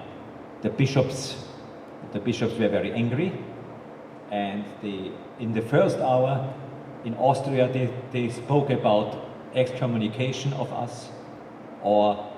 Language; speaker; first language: English; non-native, fluent; German